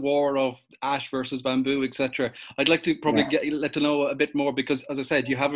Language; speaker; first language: English; native; English